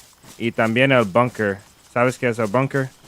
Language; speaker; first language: Spanish; non-native, learner; English